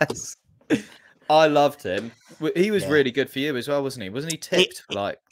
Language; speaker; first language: English; native; English